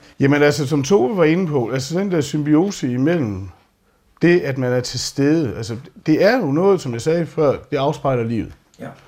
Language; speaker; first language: Danish; native; Danish